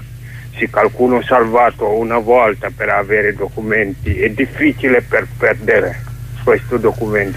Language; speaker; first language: Italian; non-native, learner; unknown